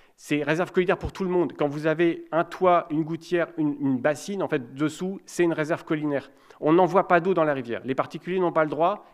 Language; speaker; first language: French; native; French